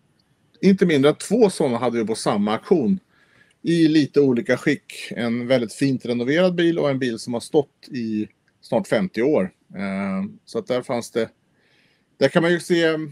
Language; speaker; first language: Swedish; native; Swedish